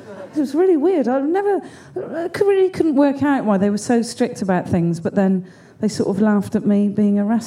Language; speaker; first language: English; native; English